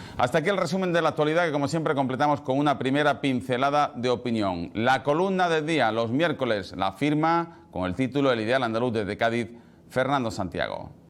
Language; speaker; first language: Spanish; native; Spanish